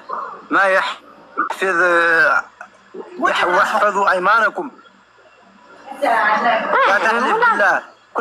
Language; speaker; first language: Arabic; non-native, learner; Amharic